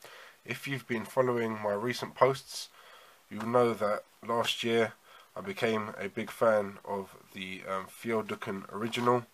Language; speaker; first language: English; native; English